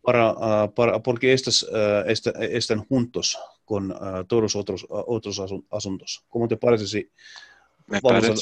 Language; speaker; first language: Spanish; non-native, learner; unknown